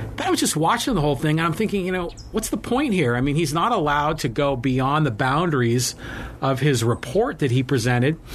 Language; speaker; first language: English; native; English